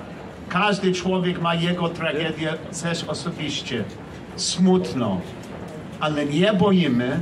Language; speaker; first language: Polish; non-native, learner; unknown